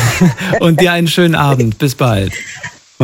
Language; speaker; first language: German; native; German